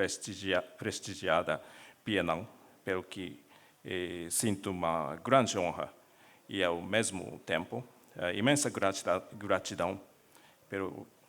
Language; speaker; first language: Portuguese; non-native, learner; Japanese